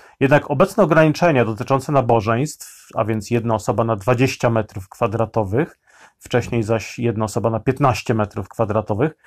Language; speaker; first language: Polish; native; Polish